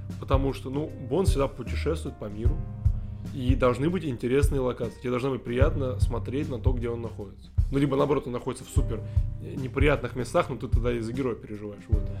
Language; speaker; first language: Russian; native; Russian